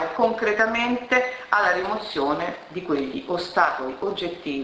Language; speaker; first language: Italian; native; Italian